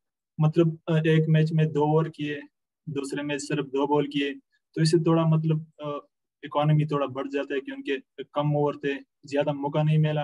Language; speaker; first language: Hindi; non-native, local second language; Pashto